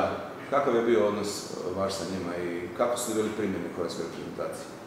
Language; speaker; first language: Serbian; native; Serbian